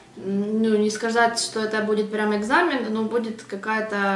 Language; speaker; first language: Russian; native; Russian